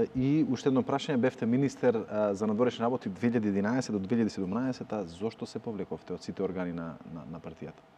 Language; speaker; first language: Macedonian; native; Macedonian